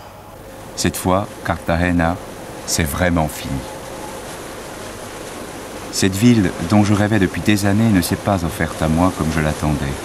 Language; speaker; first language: French; native; French